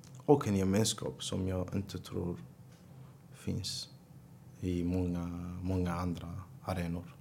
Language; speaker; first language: Swedish; early bilingual, other home language; Arabic